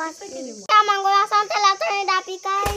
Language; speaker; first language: Vietnamese; non-native, learner; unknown